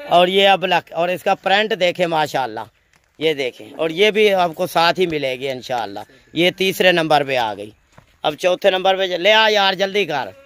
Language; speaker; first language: Urdu; non-native, local second language; Punjabi